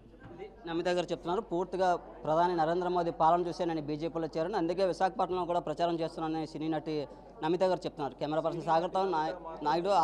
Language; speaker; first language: Telugu; native; Telugu